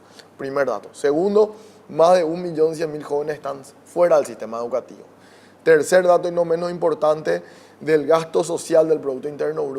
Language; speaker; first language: Spanish; native; Spanish